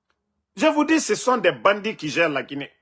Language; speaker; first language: French; non-native, local second language; Mandingo